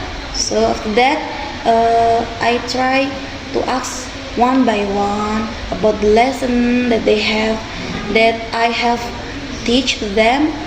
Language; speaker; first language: English; non-native, fluent; Indonesian